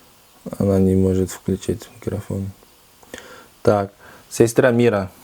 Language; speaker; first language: Russian; non-native, local second language; Kyrgyz